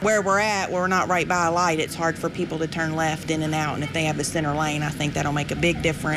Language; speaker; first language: English; native; English